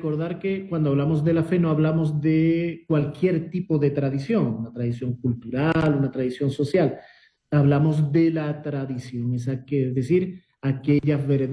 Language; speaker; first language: Spanish; native; Spanish